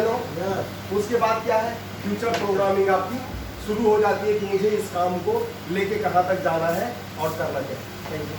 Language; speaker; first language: Hindi; native; Hindi